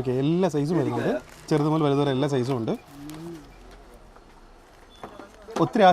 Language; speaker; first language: Malayalam; native; Malayalam